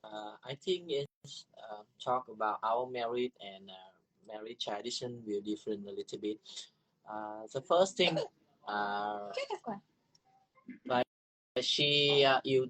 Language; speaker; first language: English; non-native, learner; Vietnamese